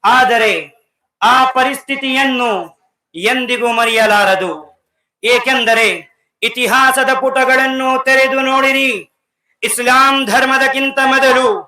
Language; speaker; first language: Kannada; non-native, local second language; Urdu